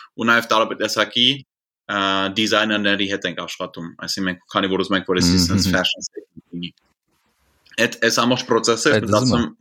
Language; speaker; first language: Armenian; early bilingual, heritage; Armenian